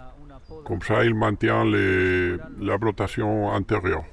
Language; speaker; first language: French; non-native, learner; Spanish